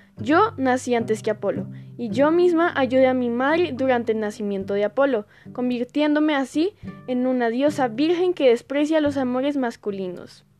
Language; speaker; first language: Spanish; native; Spanish